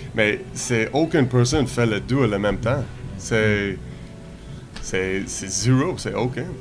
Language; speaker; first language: French; non-native, learner; English